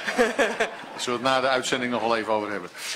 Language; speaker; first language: Dutch; native; Dutch